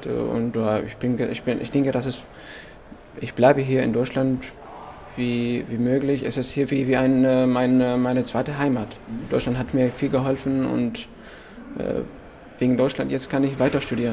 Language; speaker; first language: German; non-native, learner; Arabic